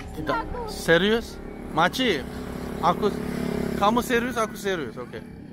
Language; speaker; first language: Indonesian; non-native, learner; Turkish